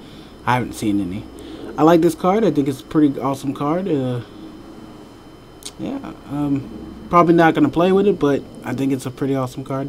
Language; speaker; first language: English; native; English